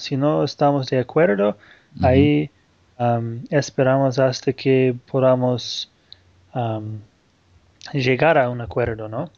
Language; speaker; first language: Spanish; non-native, fluent; Portuguese